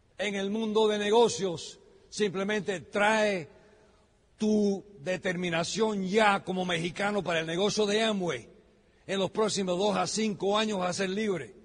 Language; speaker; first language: Spanish; early bilingual, heritage; Spanish